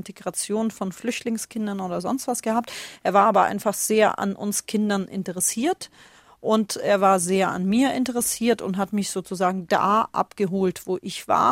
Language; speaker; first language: German; early bilingual, other home language; Russian